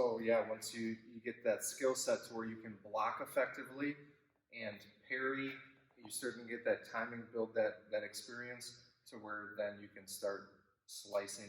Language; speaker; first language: English; native; English